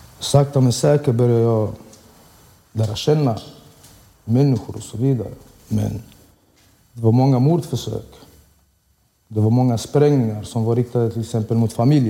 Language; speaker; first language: Swedish; early bilingual, other home language; Arabic